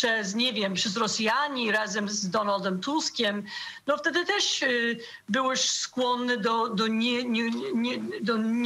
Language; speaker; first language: Polish; non-native, fluent; English